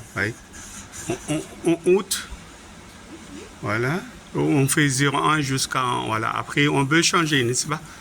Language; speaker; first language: French; non-native, fluent; Arabic